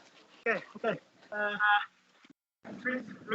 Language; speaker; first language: English; non-native, learner; Japanese